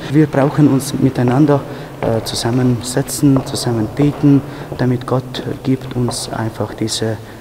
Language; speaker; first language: German; non-native, fluent; Ukrainian